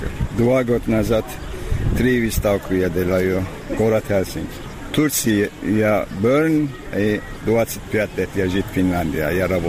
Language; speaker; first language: Russian; non-native, learner; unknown